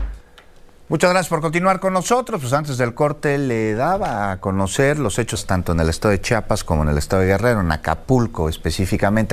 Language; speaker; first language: Spanish; native; Spanish